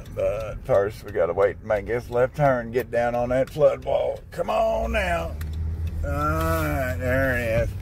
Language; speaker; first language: English; native; English